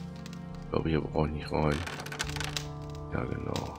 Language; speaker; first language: German; native; German